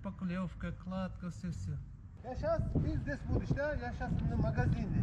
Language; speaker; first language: Russian; non-native, learner; Uzbek